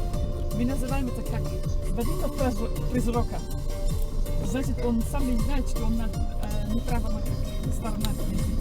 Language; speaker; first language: Russian; non-native, learner; German